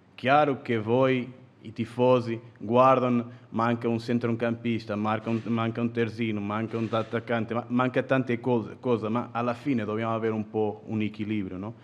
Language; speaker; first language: Italian; non-native, fluent; Portuguese